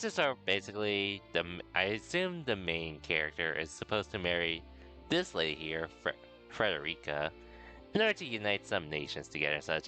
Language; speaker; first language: English; native; English